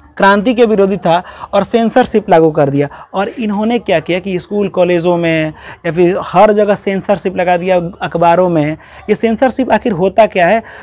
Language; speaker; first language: Hindi; native; Hindi